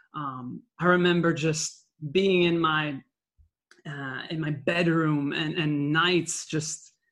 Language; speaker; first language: English; non-native, fluent; French